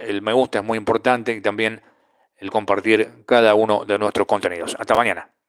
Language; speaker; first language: Spanish; native; Spanish